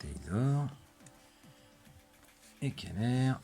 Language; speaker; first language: French; native; French